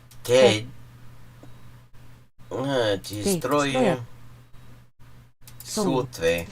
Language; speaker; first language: Czech; non-native, learner; English